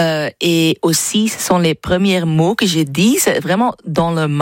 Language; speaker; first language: French; non-native, fluent; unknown